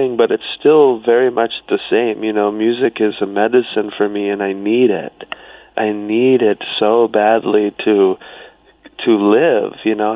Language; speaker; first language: English; native; English